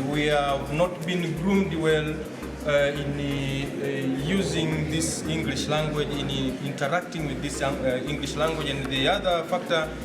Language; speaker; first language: English; non-native, local second language; Swahili